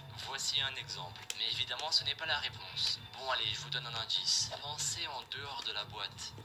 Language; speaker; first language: French; native; French